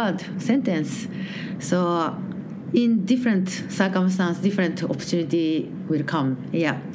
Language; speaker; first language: English; non-native, learner; Japanese